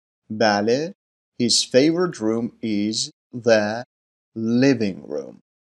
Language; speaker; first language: English; non-native, fluent; Persian